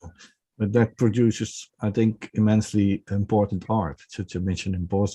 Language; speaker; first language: English; non-native, fluent; Dutch